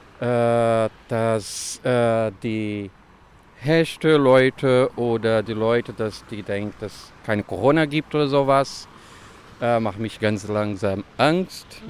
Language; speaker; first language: German; non-native, learner; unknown